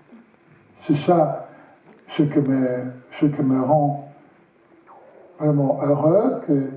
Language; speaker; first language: French; non-native, learner; Russian